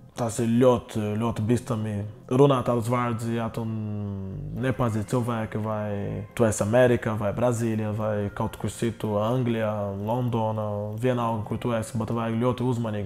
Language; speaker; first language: Latvian; non-native, learner; Portuguese